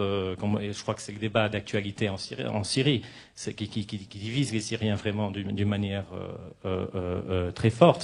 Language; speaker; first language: French; non-native, local second language; Arabic